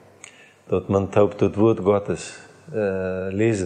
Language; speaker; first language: German; non-native, learner; Plautdietsch